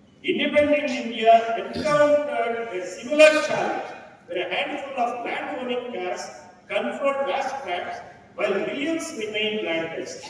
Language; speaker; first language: English; non-native, local second language; Telugu